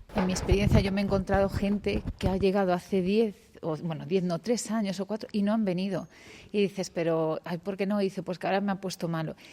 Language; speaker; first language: Spanish; native; Spanish